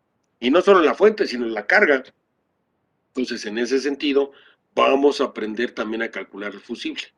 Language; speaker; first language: Spanish; native; Spanish